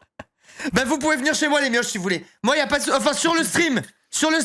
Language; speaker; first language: French; native; French